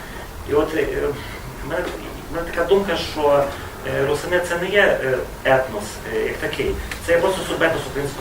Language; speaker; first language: Ukrainian; native; Ukrainian